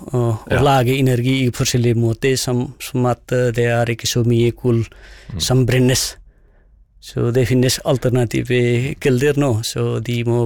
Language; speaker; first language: Norwegian; non-native, fluent; Nepali